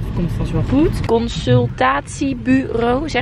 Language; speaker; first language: Dutch; native; Dutch